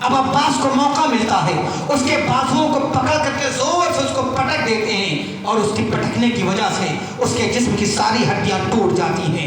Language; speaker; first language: Urdu; native; Urdu